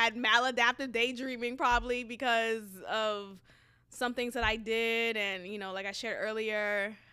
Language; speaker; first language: English; early bilingual, other home language; Haitian Creole